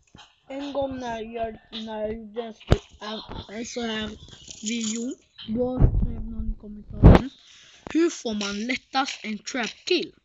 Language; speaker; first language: Swedish; early bilingual, other home language; French